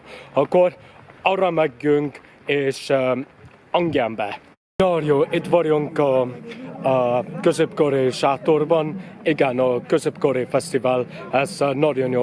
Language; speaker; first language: Hungarian; non-native, learner; English